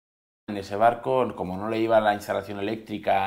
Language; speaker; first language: Spanish; native; Spanish